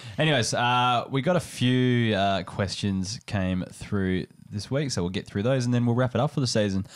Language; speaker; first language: English; native; English